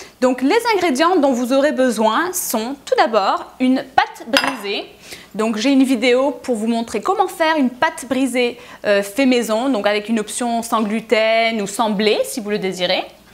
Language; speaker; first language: French; native; French